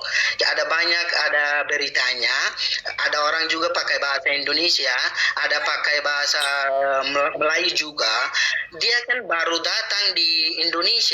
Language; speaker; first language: Indonesian; non-native, learner; Rohingya